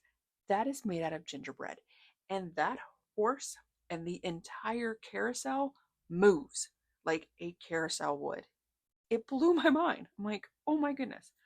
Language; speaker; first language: English; native; English